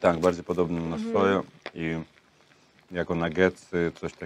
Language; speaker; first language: Polish; non-native, learner; Russian